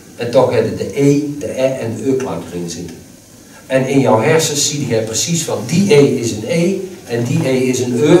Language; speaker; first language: Dutch; native; Dutch